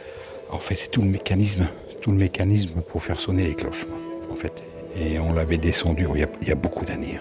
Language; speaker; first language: French; native; French